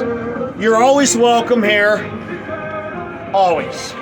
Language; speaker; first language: English; native; English